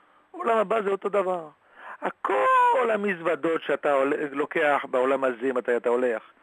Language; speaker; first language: Hebrew; non-native, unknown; French